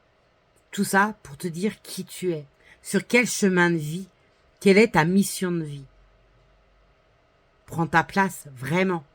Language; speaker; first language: French; native; French